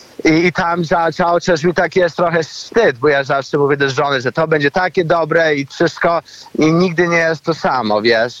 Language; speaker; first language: Polish; early bilingual, heritage; Polish